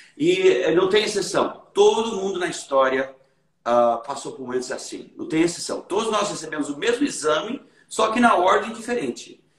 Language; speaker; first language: Portuguese; native; Portuguese